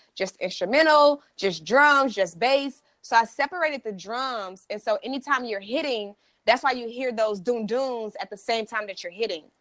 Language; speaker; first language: English; native; English